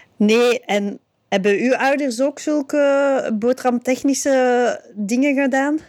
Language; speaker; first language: Dutch; native; Dutch